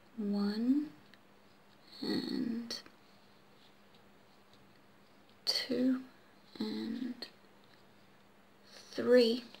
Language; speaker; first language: English; native; English